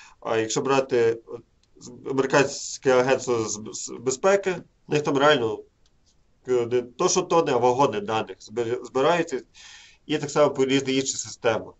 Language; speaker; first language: Ukrainian; native; Ukrainian